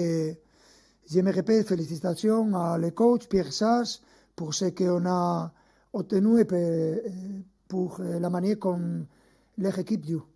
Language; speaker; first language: French; non-native, fluent; Spanish